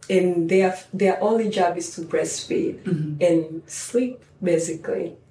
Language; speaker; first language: English; non-native, local second language; Swahili